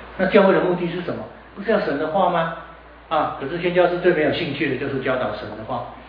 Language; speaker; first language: Chinese; native; Chinese